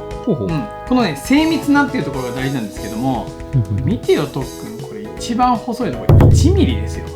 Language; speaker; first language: Japanese; native; Japanese